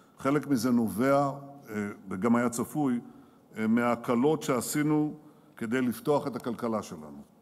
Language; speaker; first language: Hebrew; native; Hebrew